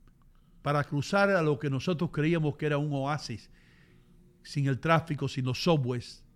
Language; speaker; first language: Spanish; native; Spanish